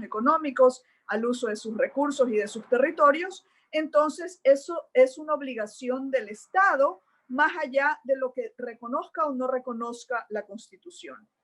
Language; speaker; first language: Spanish; native; Spanish